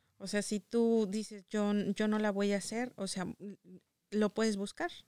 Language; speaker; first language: Spanish; native; Spanish